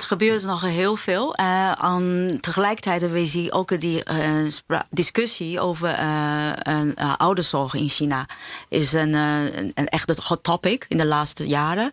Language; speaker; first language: Dutch; non-native, fluent; Chinese